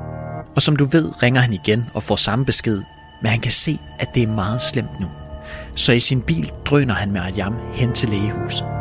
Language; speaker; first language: Danish; native; Danish